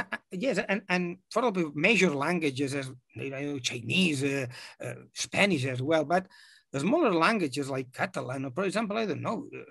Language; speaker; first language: English; non-native, fluent; Catalan